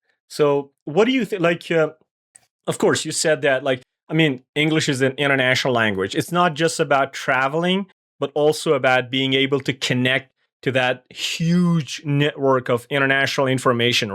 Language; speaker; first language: English; non-native, fluent; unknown